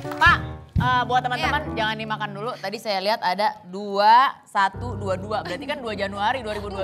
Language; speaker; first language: Indonesian; native; Indonesian